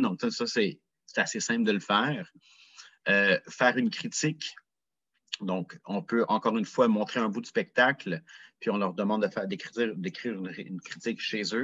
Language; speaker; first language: French; native; French